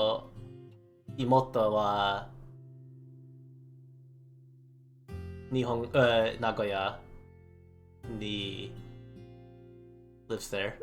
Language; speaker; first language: Japanese; non-native, learner; English